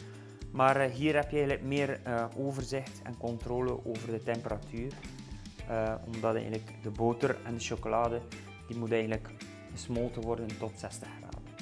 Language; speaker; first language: Dutch; native; Dutch